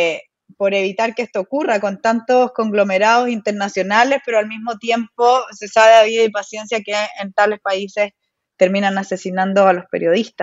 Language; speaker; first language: Spanish; native; Spanish